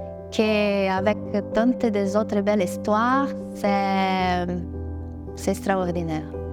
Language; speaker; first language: French; non-native, learner; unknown